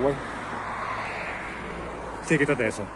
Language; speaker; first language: Spanish; native; Spanish